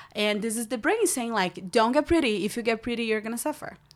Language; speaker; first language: English; non-native, fluent; Portuguese